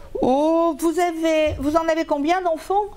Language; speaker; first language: French; native; French